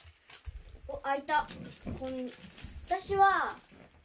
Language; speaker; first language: Japanese; early bilingual, other home language; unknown